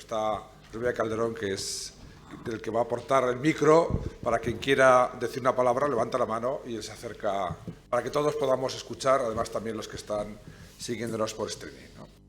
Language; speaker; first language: Spanish; native; Spanish